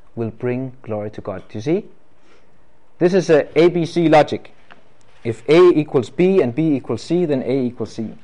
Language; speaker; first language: English; non-native, fluent; Danish